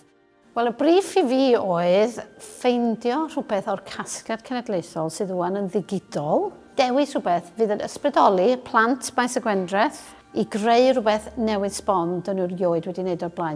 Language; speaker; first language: Welsh; native; Welsh